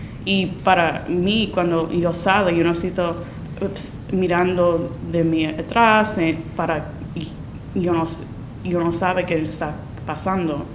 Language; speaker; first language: Spanish; early bilingual, heritage; Spanish